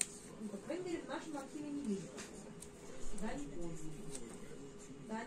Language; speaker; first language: Russian; native; Russian